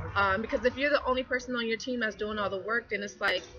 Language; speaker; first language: English; native; English